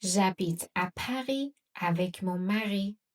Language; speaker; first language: French; non-native, fluent; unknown